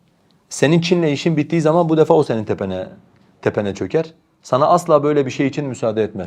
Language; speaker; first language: Turkish; non-native, local second language; Kurdish